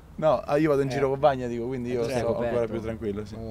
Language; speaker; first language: Italian; native; Italian